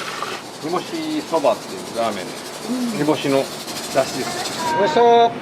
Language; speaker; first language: Japanese; native; Japanese